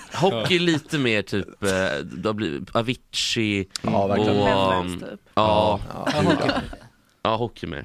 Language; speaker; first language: Swedish; native; Swedish